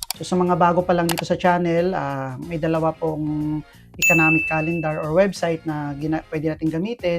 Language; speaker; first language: Filipino; native; Filipino